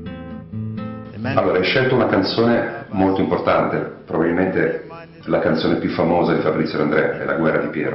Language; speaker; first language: Italian; native; Italian